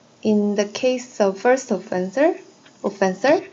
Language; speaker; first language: English; non-native, learner; Korean